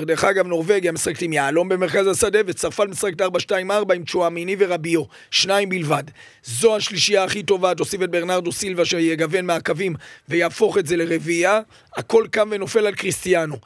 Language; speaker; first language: Hebrew; native; Hebrew